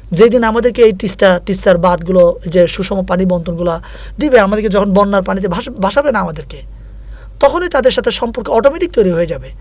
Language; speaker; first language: Bangla; non-native, local second language; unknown